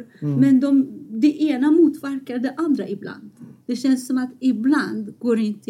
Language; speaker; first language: Swedish; non-native, fluent; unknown